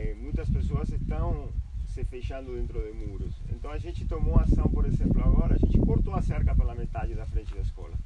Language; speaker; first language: Portuguese; non-native, fluent; Spanish